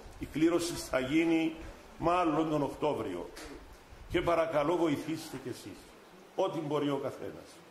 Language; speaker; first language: Greek; native; Greek